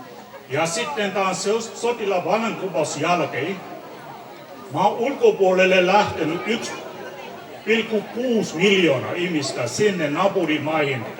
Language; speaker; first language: Finnish; non-native, fluent; Burmese